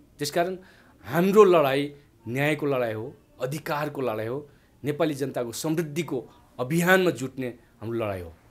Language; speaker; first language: Nepali; non-native, local second language; Dangaura Tharu